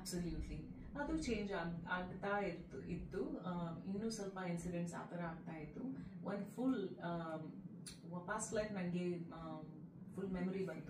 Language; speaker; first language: Kannada; non-native, local second language; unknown